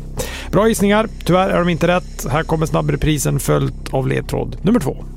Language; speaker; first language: Swedish; native; Swedish